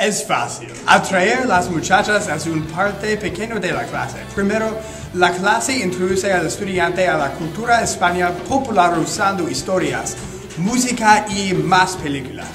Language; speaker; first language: Spanish; non-native, learner; English